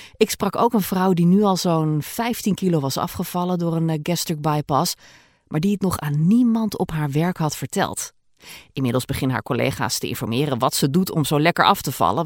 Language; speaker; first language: Dutch; native; Dutch